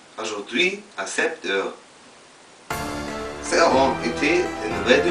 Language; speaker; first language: French; non-native, learner; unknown